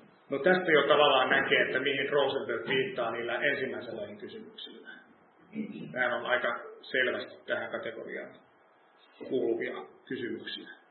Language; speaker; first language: Finnish; native; Finnish